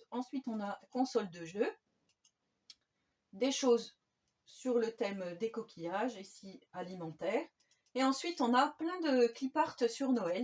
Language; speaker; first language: French; native; French